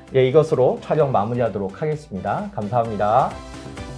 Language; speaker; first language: Korean; native; Korean